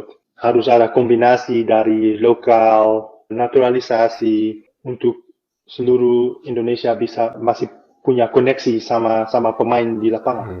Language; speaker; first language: Indonesian; non-native, fluent; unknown